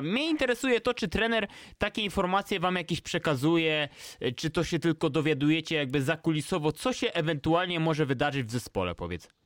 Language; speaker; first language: Polish; native; Polish